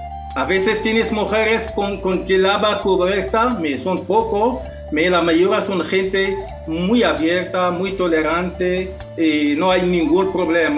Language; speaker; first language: Spanish; non-native, fluent; Arabic